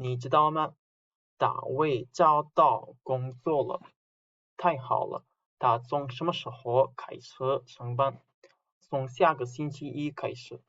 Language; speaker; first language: Chinese; non-native, fluent; Uzbek